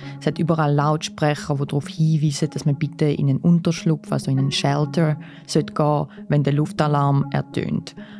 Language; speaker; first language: German; early bilingual, other home language; Russian